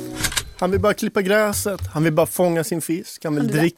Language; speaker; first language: Swedish; native; Swedish